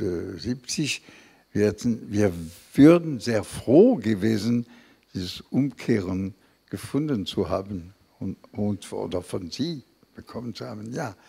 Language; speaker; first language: German; non-native, fluent; French